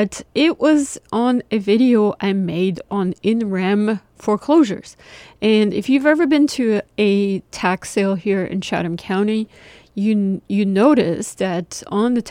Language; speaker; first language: English; non-native, fluent; German